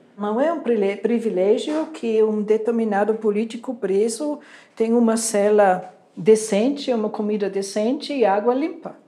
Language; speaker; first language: Portuguese; non-native, fluent; German